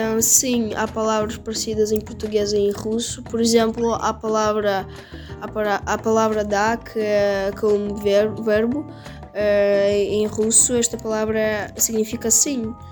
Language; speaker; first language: Portuguese; non-native, fluent; Russian